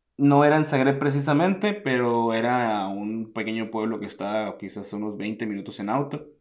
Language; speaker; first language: Spanish; native; Spanish